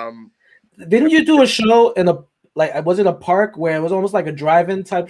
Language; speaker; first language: English; native; English